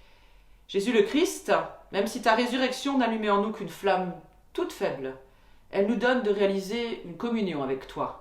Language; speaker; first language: French; native; French